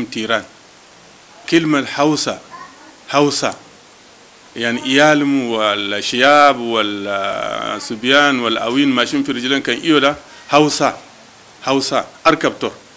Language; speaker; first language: Arabic; non-native, local second language; Hausa